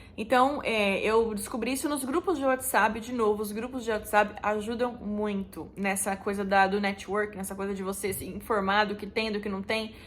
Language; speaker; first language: Portuguese; native; Portuguese